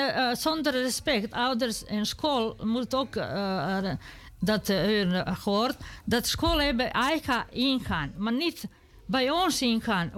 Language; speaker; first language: Dutch; non-native, learner; Serbian